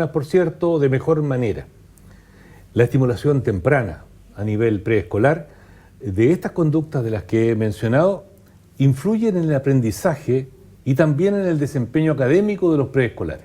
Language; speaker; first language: Spanish; native; Spanish